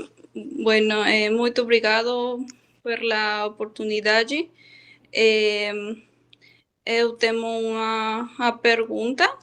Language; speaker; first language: Portuguese; non-native, learner; Spanish